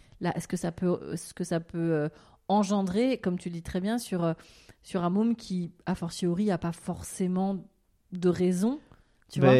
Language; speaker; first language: French; native; French